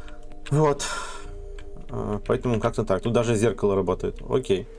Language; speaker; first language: Russian; native; Russian